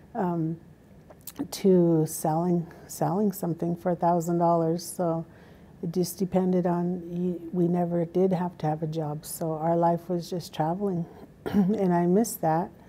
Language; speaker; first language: English; native; English